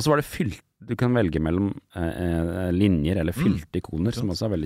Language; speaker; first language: Norwegian; native; Norwegian